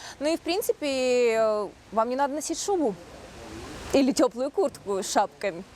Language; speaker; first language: Russian; native; Russian